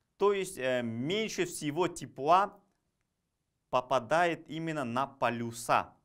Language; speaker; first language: Russian; non-native, local second language; Kazakh